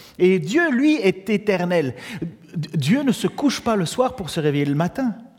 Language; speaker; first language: French; native; French